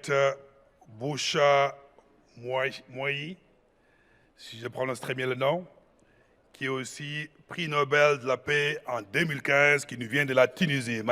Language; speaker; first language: French; non-native, local second language; Wolof